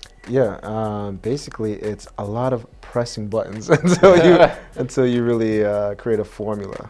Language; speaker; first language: English; native; English